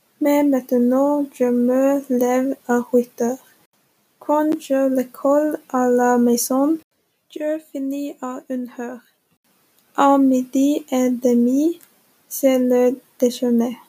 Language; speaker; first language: French; non-native, learner; Norwegian